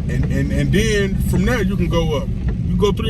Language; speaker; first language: English; native; English